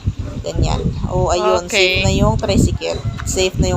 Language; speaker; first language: Filipino; non-native, local second language; Cebuano